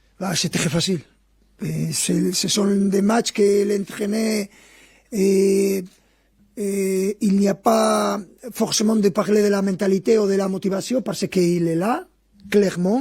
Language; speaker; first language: French; non-native, fluent; Spanish